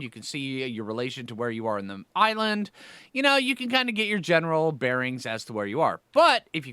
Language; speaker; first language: English; native; English